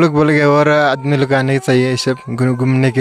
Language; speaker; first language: Hindi; non-native, local second language; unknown